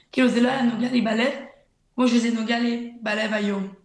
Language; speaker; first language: Hebrew; early bilingual, other home language; French